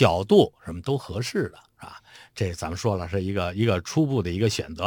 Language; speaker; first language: Chinese; native; Chinese